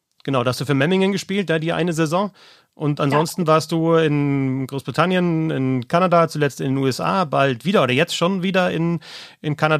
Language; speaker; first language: German; native; German